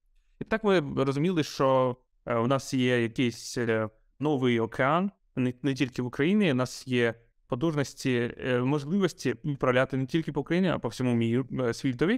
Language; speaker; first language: Ukrainian; non-native, local second language; Russian